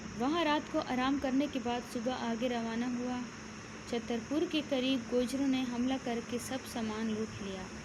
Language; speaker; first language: Urdu; non-native, local second language; Pashto